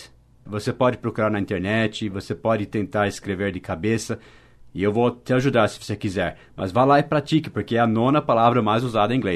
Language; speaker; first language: Portuguese; non-native, fluent; English